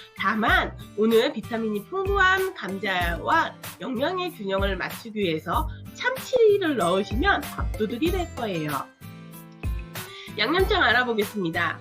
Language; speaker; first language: Korean; native; Korean